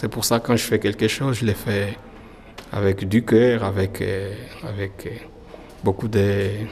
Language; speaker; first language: French; non-native, fluent; Portuguese